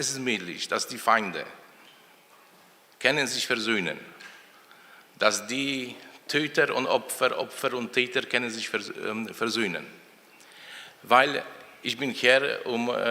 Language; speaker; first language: German; non-native, fluent; Polish